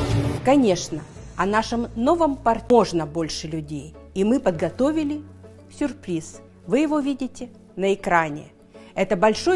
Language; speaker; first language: Russian; native; Russian